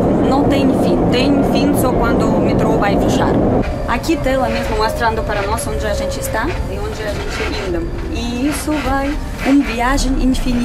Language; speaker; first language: Portuguese; non-native, learner; Russian